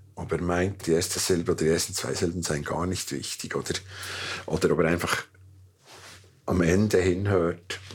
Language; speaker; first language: German; native; German